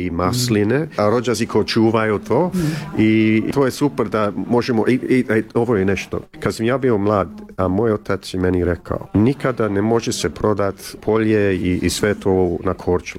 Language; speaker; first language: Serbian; early bilingual, heritage; Serbian